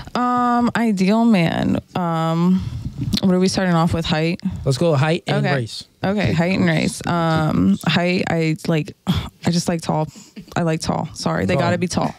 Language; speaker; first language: English; native; English